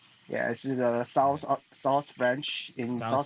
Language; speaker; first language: English; non-native, learner; Chinese